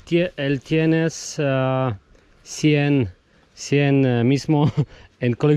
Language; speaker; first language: Spanish; non-native, learner; Polish